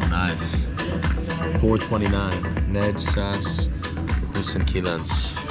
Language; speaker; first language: Hungarian; non-native, learner; English